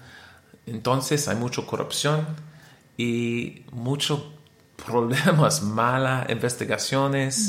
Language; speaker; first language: Spanish; non-native, learner; English